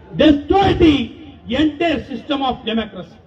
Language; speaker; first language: English; non-native, local second language; Tamil